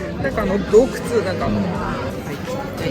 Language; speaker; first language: Japanese; native; Japanese